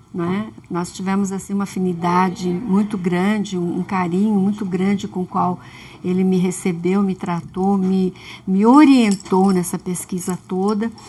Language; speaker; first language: Portuguese; early bilingual, other home language; Russian